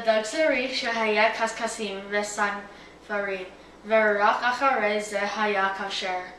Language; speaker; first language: Hebrew; non-native, learner; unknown